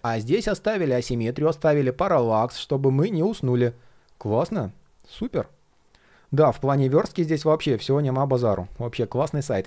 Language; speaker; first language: Russian; native; Russian